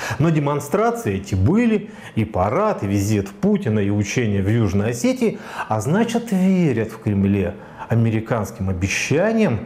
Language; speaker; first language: Russian; native; Russian